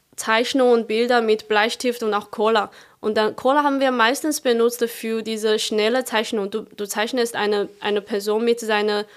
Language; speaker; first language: German; non-native, fluent; Chinese